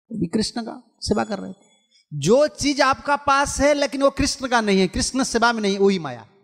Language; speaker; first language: Hindi; non-native, local second language; Odia